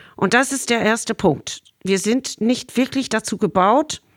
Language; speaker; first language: German; non-native, fluent; English